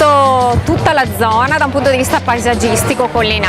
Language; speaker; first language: Italian; native; Italian